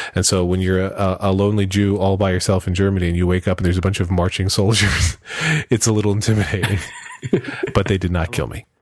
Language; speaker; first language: English; native; English